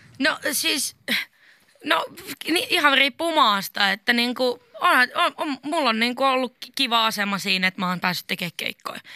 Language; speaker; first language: Finnish; native; Finnish